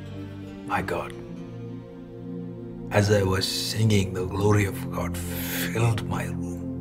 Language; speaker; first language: English; non-native, local second language; Malayalam